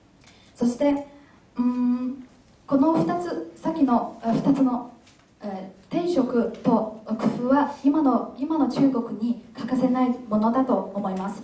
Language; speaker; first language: Japanese; non-native, fluent; Chinese